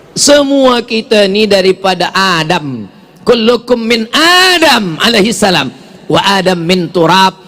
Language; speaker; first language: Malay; native; Malay